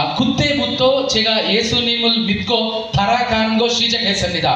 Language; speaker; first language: Korean; non-native, learner; Telugu